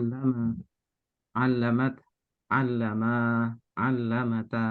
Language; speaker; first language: Arabic; non-native, learner; Indonesian